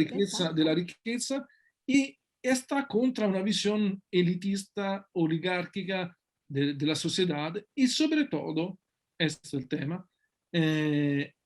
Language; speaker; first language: Spanish; non-native, fluent; Italian